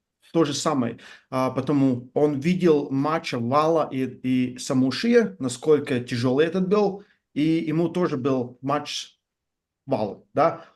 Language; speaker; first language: Russian; non-native, fluent; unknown